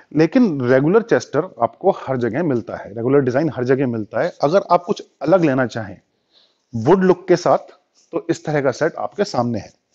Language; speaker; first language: Hindi; native; Hindi